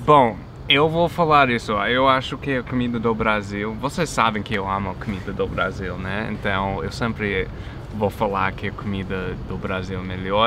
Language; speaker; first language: Portuguese; non-native, fluent; English